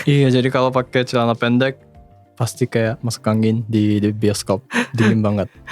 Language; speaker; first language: Indonesian; non-native, fluent; Japanese